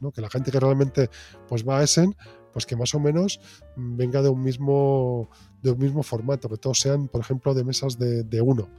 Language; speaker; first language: Spanish; native; Spanish